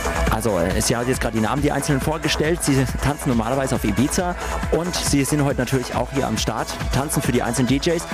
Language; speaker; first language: German; native; German